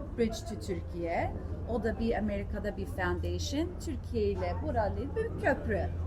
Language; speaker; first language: Turkish; early bilingual, heritage; Turkish